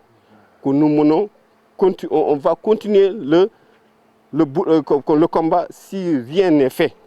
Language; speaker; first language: French; non-native, local second language; Fula